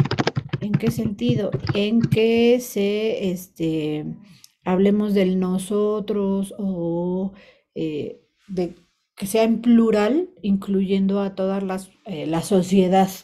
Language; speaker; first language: Spanish; native; Spanish